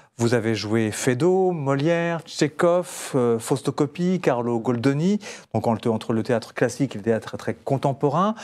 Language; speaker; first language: French; native; French